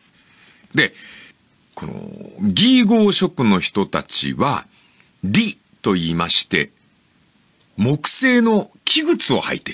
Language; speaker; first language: Japanese; native; Japanese